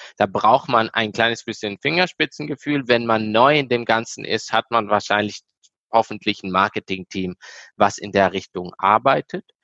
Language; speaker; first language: German; early bilingual, heritage; German